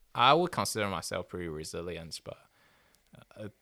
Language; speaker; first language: English; non-native, fluent; Chinese